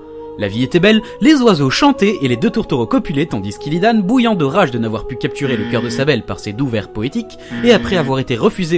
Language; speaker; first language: French; native; French